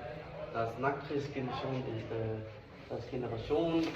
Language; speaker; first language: German; non-native, learner; Danish